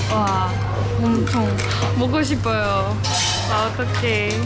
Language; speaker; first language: Korean; non-native, learner; French